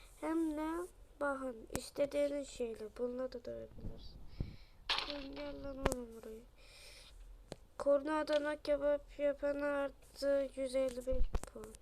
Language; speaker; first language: Turkish; native; Turkish